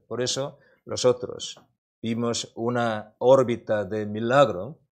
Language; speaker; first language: Spanish; non-native, learner; Korean